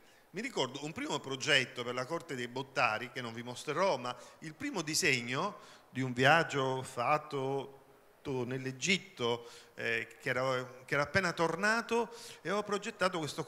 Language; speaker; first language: Italian; native; Italian